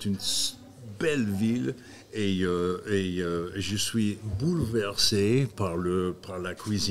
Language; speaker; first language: French; non-native, fluent; English